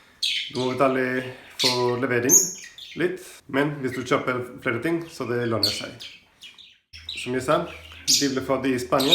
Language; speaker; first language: Norwegian; non-native, learner; Spanish